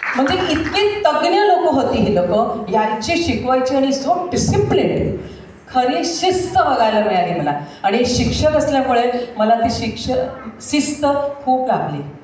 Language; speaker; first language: Marathi; non-native, local second language; Gujarati